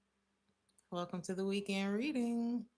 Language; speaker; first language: English; native; English